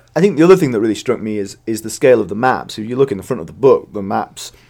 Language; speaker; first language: English; native; English